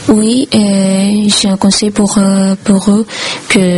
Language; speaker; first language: French; non-native, learner; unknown